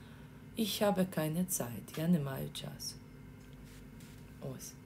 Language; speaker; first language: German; non-native, fluent; Ukrainian